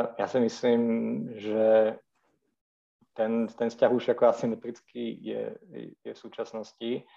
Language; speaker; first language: Slovak; native; Slovak